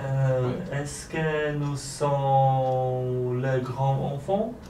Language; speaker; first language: French; non-native, learner; Polish